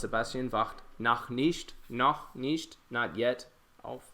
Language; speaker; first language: German; non-native, fluent; English